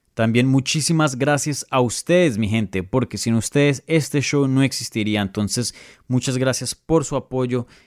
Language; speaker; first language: Spanish; native; Spanish